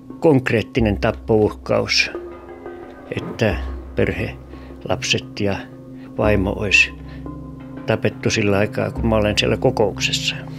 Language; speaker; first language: Finnish; native; Finnish